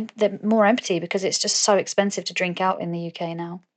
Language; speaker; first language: English; native; English